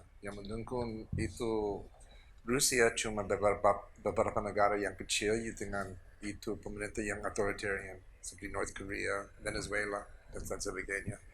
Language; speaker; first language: Indonesian; non-native, fluent; English